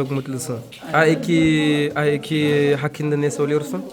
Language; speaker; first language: Turkish; non-native, learner; Arabic